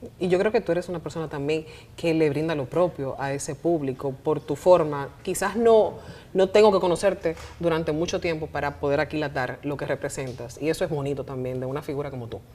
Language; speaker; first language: Spanish; native; Spanish